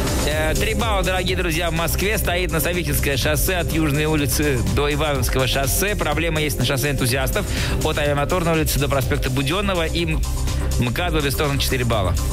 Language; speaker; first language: Russian; native; Russian